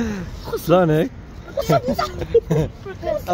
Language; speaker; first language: Arabic; non-native, learner; Bangla